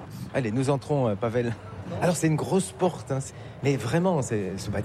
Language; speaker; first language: French; native; French